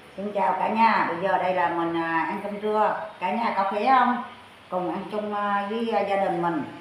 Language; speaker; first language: Vietnamese; native; Vietnamese